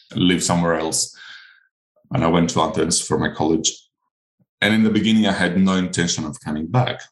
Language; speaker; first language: English; non-native, fluent; Greek